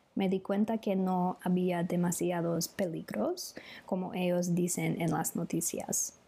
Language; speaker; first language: Spanish; non-native, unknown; English